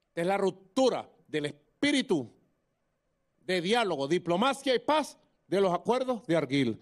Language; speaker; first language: Spanish; native; Spanish